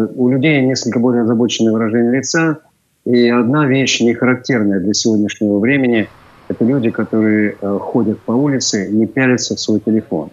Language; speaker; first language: Russian; native; Russian